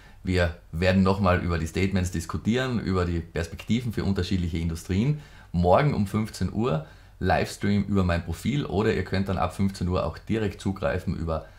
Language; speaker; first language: German; native; German